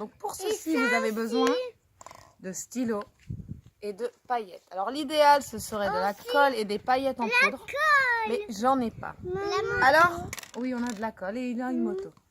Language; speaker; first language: French; native; French